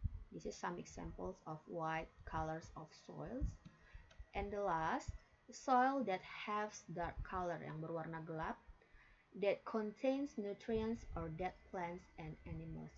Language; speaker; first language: English; non-native, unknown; Indonesian